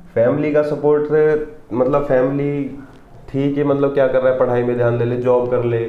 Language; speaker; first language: Hindi; non-native, local second language; Haryanvi